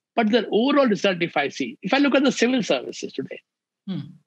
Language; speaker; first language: English; non-native, local second language; Hindi